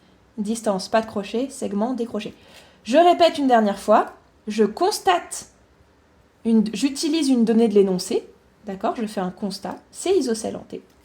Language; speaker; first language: French; native; French